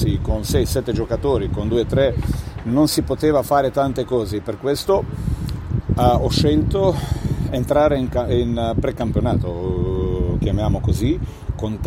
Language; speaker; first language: Italian; non-native, fluent; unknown